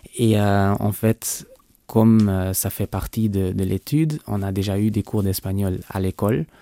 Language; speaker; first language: French; non-native, local second language; Luxembourgish